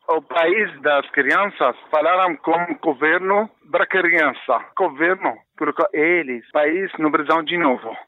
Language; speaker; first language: Portuguese; non-native, learner; Arabic